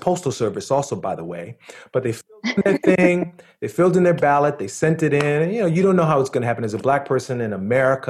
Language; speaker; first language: English; native; English